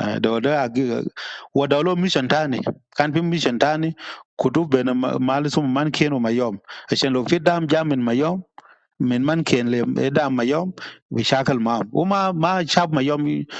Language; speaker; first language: Arabic; non-native, local second language; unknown